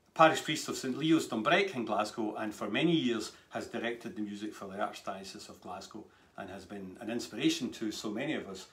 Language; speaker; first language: English; native; English